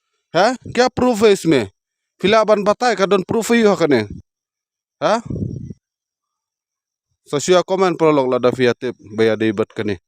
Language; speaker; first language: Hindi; non-native, local second language; Khasi